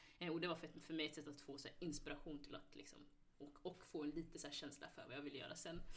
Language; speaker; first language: Swedish; early bilingual, other home language; Somali